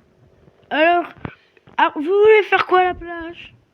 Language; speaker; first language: French; native; French